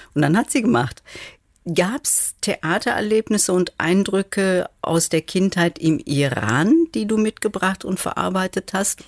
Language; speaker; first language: German; native; German